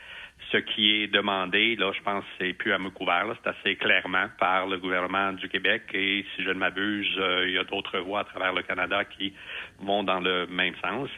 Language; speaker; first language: French; native; French